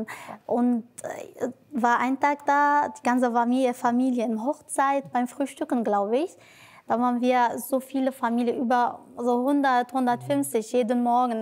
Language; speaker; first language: German; non-native, learner; Arabic